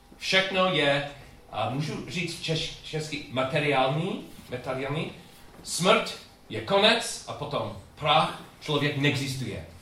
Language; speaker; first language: Czech; non-native, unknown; English